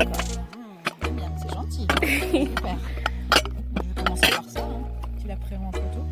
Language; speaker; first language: French; native; French